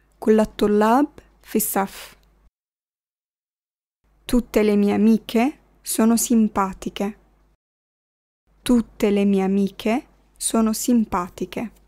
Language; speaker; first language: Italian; non-native, fluent; Arabic